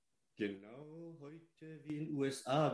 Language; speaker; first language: German; non-native, fluent; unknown